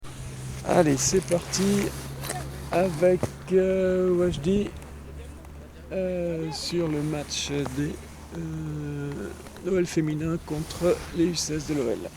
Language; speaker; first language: French; native; French